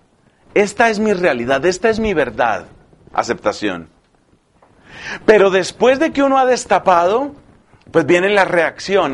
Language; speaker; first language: Spanish; native; Spanish